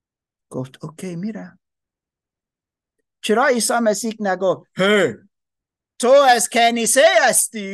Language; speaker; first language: Persian; non-native, learner; English